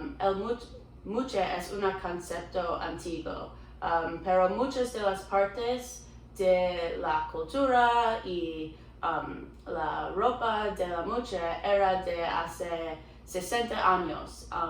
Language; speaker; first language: Spanish; non-native, learner; English